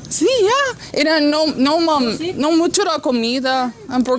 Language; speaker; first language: Spanish; non-native, learner; English